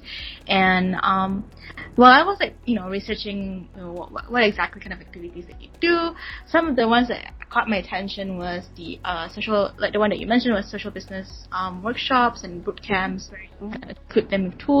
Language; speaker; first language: English; non-native, local second language; Malay